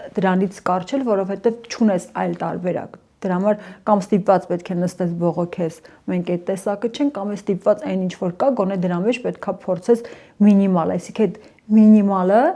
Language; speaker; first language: Armenian; early bilingual, heritage; Armenian